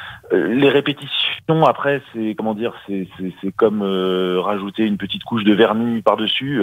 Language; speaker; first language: French; native; French